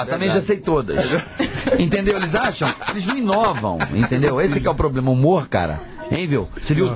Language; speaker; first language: Portuguese; native; Portuguese